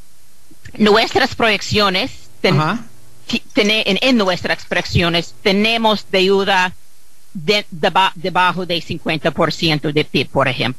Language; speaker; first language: Spanish; non-native, fluent; English